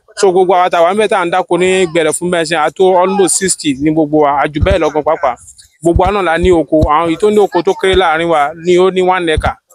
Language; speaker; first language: Yoruba; non-native, local second language; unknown